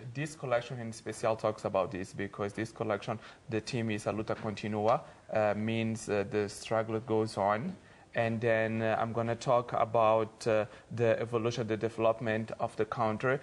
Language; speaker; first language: English; non-native, fluent; Portuguese